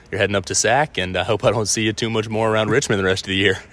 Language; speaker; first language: English; native; English